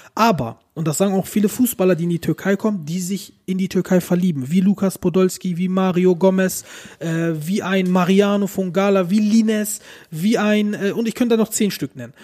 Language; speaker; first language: German; early bilingual, other home language; Turkish